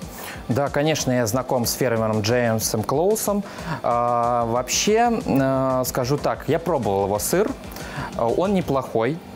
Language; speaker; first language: Russian; native; Russian